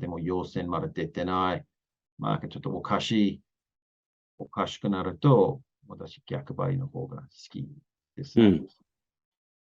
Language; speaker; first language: Japanese; non-native, learner; English